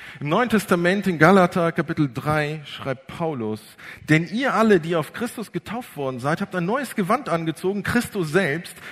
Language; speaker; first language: German; early bilingual, other home language; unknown